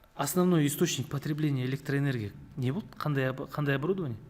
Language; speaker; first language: Russian; non-native, local second language; Kazakh